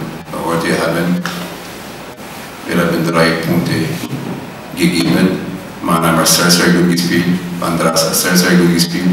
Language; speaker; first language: German; non-native, learner; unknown